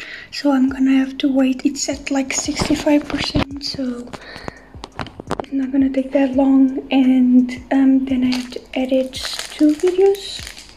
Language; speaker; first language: English; non-native, fluent; Portuguese